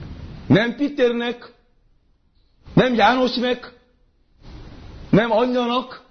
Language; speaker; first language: Hungarian; non-native, learner; Korean